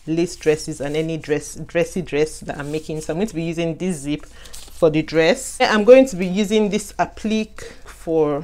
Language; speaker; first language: English; non-native, local second language; Igbo